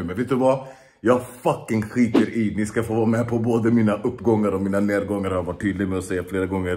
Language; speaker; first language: Swedish; native; Swedish